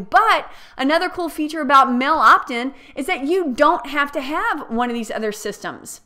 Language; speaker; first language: English; native; English